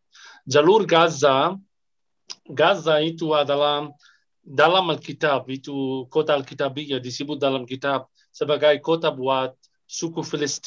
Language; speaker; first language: Indonesian; non-native, fluent; Arabic